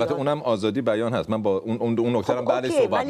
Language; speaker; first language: Persian; native; Persian